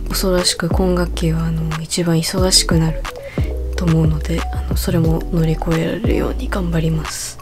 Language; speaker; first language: Japanese; early bilingual, other home language; English